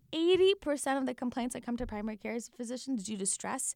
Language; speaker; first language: English; native; English